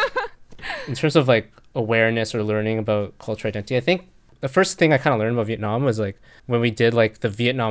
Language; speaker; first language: English; native; English